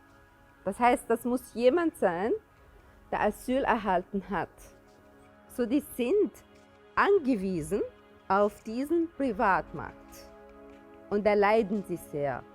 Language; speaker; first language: German; non-native, fluent; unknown